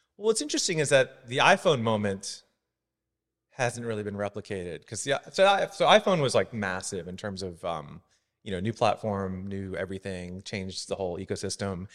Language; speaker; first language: English; native; English